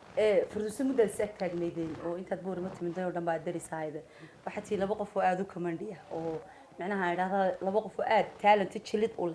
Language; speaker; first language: Somali; native; Somali